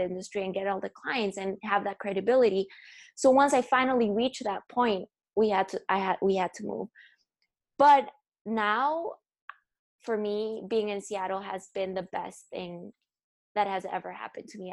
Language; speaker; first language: English; non-native, fluent; Spanish